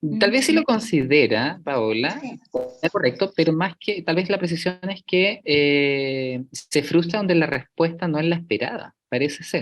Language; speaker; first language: Spanish; native; Spanish